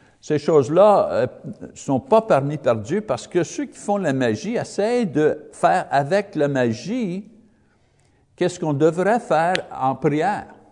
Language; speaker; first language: French; non-native, learner; English